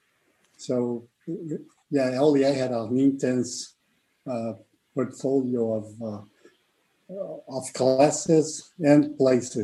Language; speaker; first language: English; non-native, fluent; Portuguese